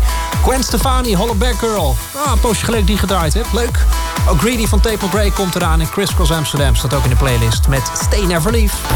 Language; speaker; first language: Dutch; native; Dutch